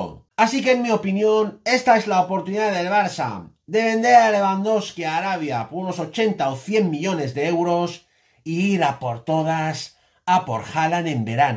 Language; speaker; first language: Spanish; native; Spanish